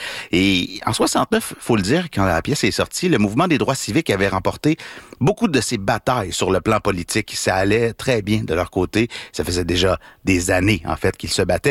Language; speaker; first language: French; native; French